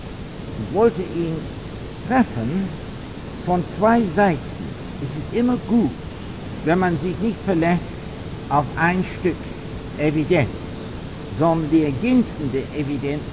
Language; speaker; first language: German; non-native, fluent; English